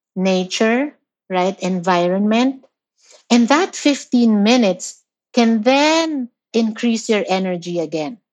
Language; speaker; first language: English; non-native, local second language; Filipino